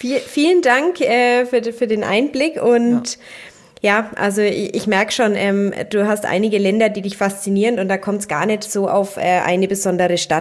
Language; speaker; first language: German; native; German